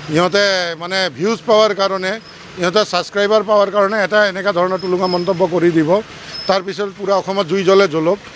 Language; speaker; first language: Assamese; non-native, local second language; Bangla